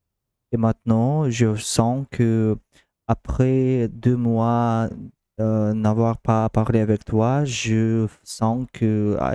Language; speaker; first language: French; non-native, learner; Russian